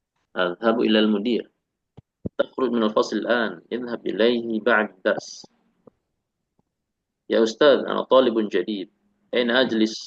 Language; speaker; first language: Arabic; non-native, fluent; Indonesian